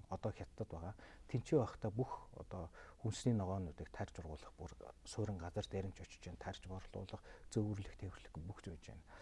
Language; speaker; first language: Mongolian; native; Mongolian